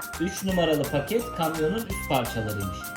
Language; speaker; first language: Turkish; native; Turkish